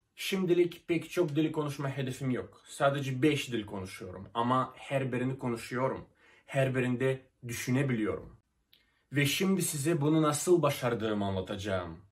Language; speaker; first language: Turkish; non-native, fluent; Russian